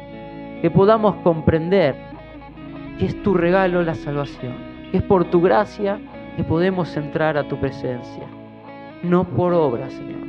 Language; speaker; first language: Spanish; native; Spanish